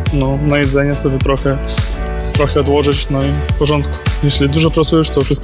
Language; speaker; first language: Polish; non-native, learner; Ukrainian